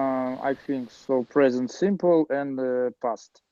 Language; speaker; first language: English; non-native, learner; Russian